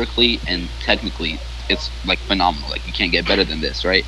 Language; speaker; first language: English; non-native, fluent; Arabic